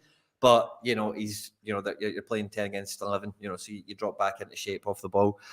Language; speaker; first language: English; native; English